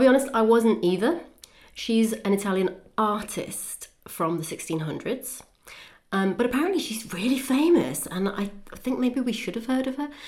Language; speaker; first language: English; native; English